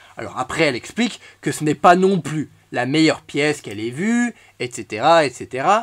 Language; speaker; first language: French; native; French